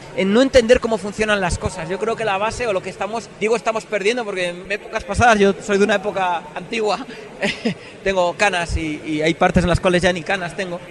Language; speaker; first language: Spanish; native; Spanish